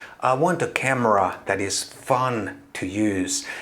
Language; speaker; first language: English; non-native, fluent; Finnish